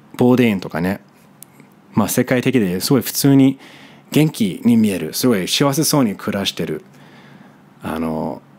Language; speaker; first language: Japanese; non-native, fluent; English